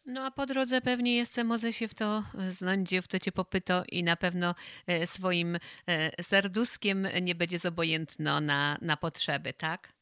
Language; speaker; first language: Polish; native; Polish